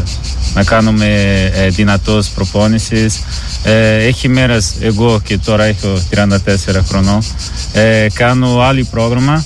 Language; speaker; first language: Greek; non-native, learner; Portuguese